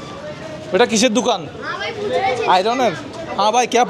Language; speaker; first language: Hindi; non-native, learner; Bangla